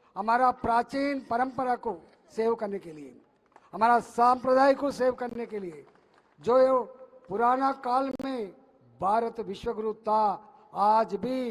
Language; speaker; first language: Hindi; non-native, local second language; Telugu